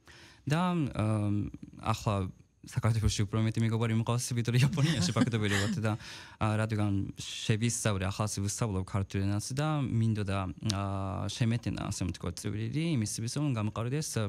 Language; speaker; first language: Georgian; non-native, fluent; Japanese